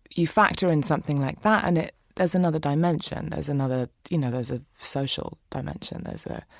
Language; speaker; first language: English; native; English